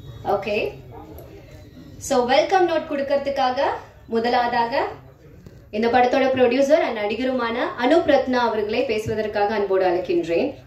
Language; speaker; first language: Tamil; native; Tamil